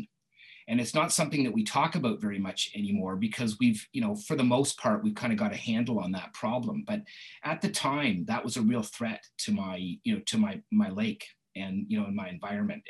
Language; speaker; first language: English; native; English